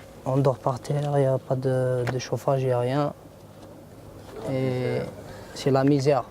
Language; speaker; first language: French; non-native, local second language; Berber languages